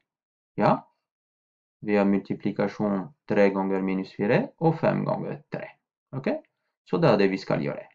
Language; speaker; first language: Norwegian; non-native, fluent; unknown